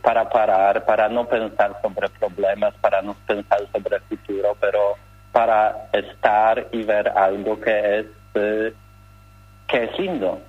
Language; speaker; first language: Spanish; non-native, learner; Polish